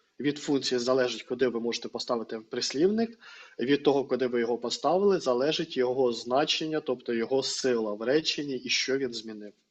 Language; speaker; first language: Ukrainian; non-native, local second language; Russian